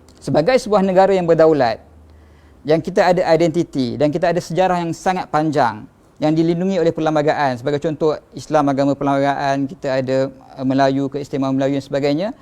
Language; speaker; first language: Malay; native; Malay